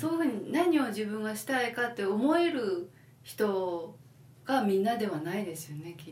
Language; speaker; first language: Japanese; native; Japanese